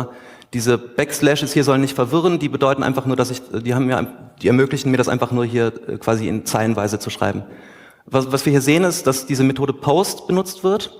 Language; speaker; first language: German; native; German